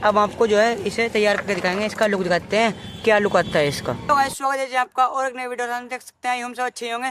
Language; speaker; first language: Hindi; native; Hindi